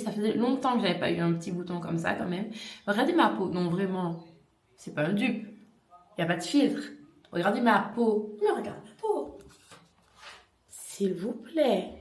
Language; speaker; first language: French; native; French